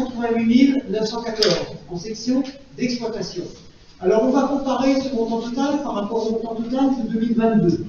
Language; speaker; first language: French; native; French